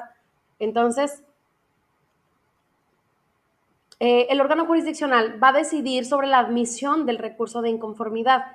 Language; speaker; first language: Spanish; native; Spanish